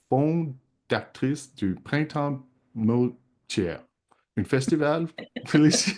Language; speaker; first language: French; non-native, local second language; English